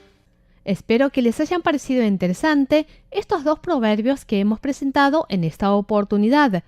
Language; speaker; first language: Spanish; non-native, fluent; Chinese